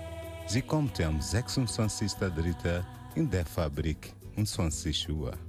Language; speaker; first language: German; non-native, learner; Portuguese